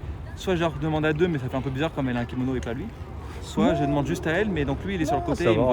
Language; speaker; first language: French; native; French